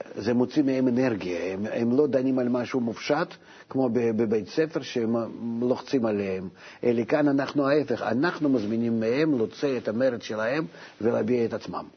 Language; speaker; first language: Hebrew; non-native, fluent; Russian